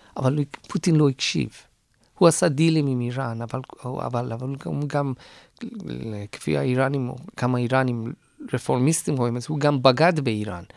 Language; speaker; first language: Hebrew; non-native, fluent; Persian